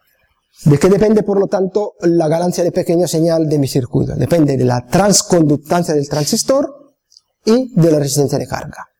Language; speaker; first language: Spanish; non-native, fluent; Italian